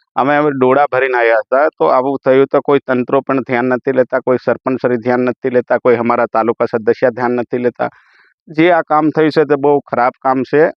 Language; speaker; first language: Gujarati; non-native, local second language; Rathawi